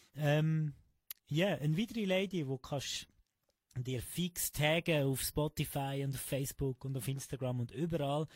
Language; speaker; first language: German; native; German